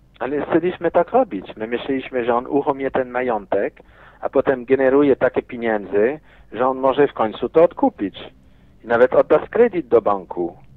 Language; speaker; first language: Polish; non-native, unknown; French